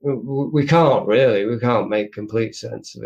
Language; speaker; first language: English; native; English